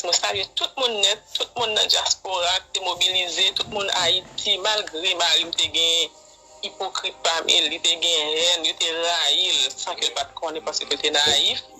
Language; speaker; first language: Haitian Creole; native; Haitian Creole